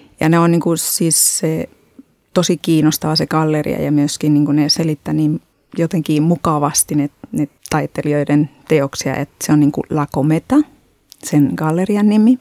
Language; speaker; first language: Finnish; non-native, fluent; Spanish